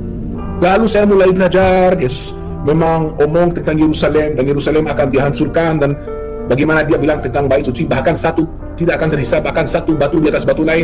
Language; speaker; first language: Indonesian; non-native, fluent; Hebrew